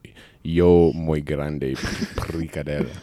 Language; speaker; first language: Spanish; non-native, learner; English